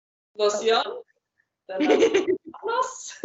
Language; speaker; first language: Spanish; non-native, fluent; English